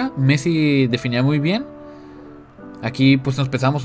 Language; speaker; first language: Spanish; native; Spanish